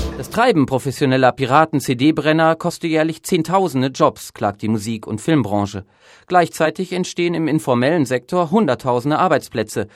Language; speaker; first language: German; native; German